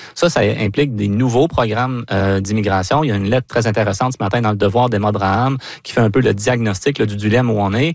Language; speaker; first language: French; native; French